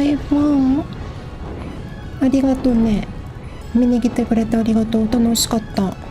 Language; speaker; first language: Japanese; non-native, learner; English